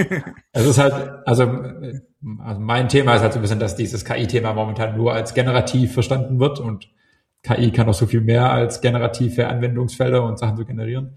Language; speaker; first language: German; native; German